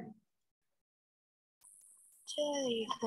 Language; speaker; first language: Chinese; non-native, learner; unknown